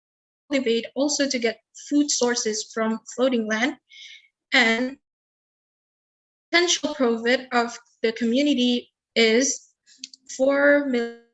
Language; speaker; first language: English; non-native, learner; Indonesian